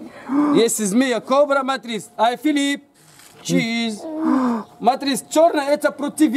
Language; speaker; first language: Russian; non-native, learner; Arabic